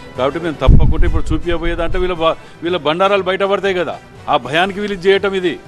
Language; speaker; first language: Telugu; native; Telugu